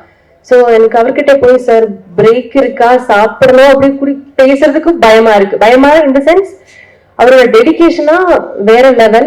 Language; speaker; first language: Tamil; non-native, learner; Malayalam